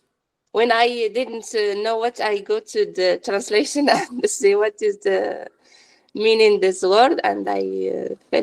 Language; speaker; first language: English; non-native, learner; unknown